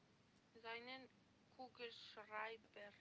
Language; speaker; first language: German; non-native, learner; Macedonian